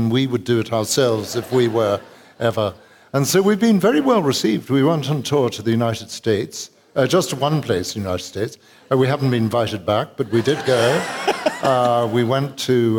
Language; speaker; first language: English; native; English